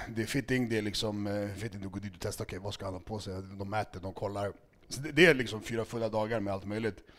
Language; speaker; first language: Swedish; early bilingual, other home language; Serbian